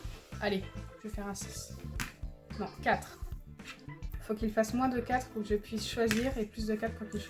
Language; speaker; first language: French; native; French